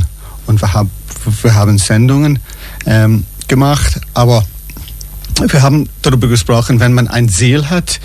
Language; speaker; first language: German; non-native, fluent; English